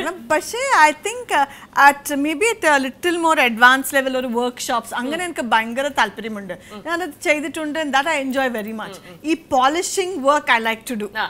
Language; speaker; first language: Malayalam; non-native, fluent; Kannada